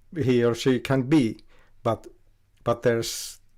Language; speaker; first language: English; non-native, fluent; Finnish